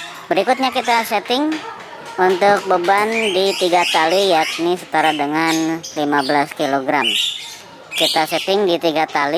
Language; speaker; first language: Indonesian; native; Indonesian